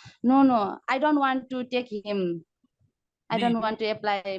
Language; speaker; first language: English; non-native, learner; Nepali